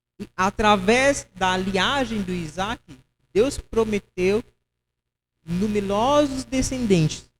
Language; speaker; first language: Portuguese; non-native, fluent; Haitian Creole